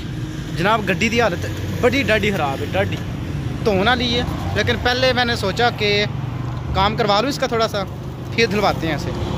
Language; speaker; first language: Hindi; non-native, local second language; Punjabi